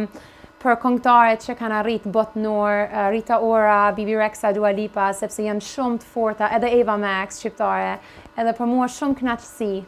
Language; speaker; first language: Albanian; early bilingual, heritage; Albanian